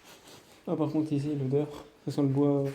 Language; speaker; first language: French; native; French